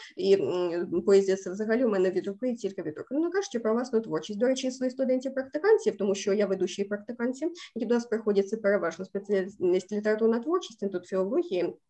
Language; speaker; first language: Ukrainian; native; Ukrainian